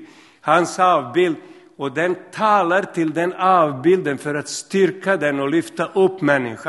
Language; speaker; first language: Swedish; non-native, fluent; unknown